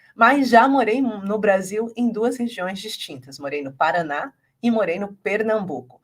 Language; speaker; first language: Portuguese; native; Portuguese